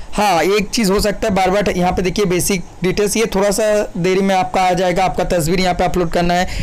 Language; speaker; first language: Hindi; non-native, local second language; Bangla